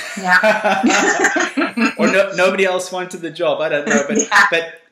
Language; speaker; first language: English; native; English